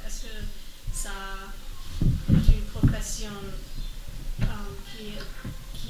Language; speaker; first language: French; non-native, learner; English